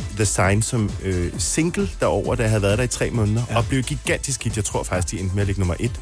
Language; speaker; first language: Danish; native; Danish